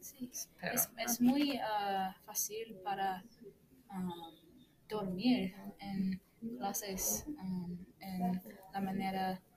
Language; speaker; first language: Spanish; non-native, learner; English